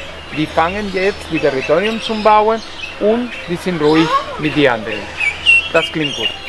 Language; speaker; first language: German; non-native, fluent; Spanish